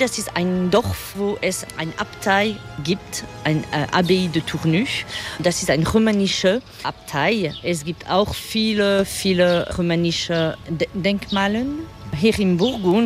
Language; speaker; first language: German; non-native, fluent; French